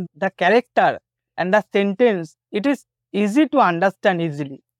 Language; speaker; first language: English; non-native, local second language; Bangla